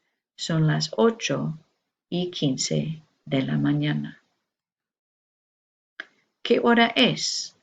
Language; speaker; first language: Spanish; non-native, fluent; English